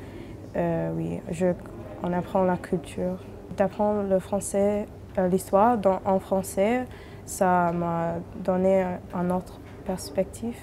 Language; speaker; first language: French; non-native, fluent; English